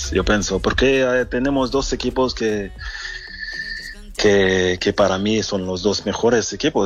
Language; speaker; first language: Spanish; non-native, learner; French